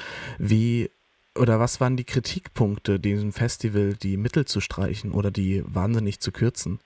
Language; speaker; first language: German; native; German